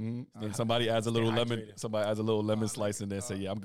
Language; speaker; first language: English; native; English